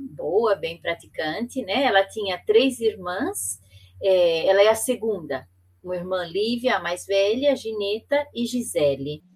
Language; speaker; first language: Portuguese; native; Portuguese